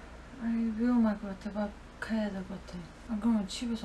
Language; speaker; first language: Korean; non-native, fluent; German